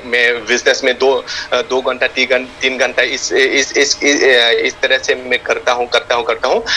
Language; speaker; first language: Hindi; non-native, local second language; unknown